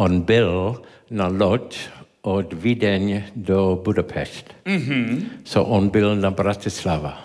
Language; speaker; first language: Czech; non-native, learner; English